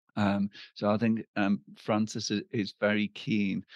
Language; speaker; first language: English; native; English